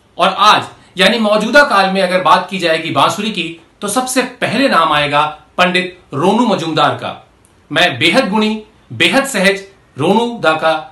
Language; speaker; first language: Hindi; native; Hindi